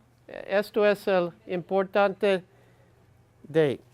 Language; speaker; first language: Spanish; non-native, learner; English